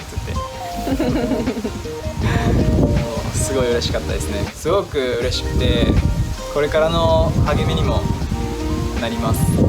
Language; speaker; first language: Japanese; native; Japanese